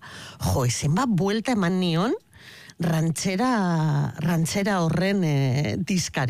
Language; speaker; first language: Basque; native; Basque